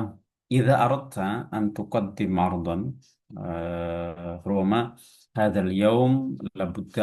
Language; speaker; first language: Arabic; non-native, fluent; Indonesian